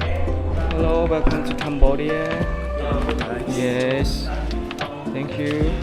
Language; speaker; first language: English; non-native, learner; Khmer